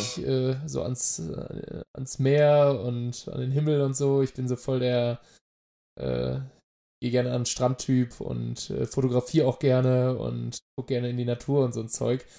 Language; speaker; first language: German; native; German